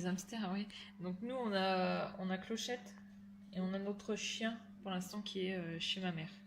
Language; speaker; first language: French; native; French